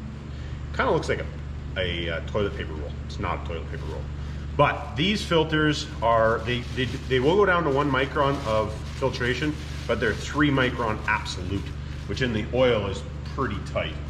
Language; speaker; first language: English; native; English